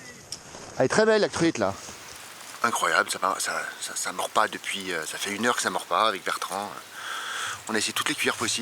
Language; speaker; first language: French; native; French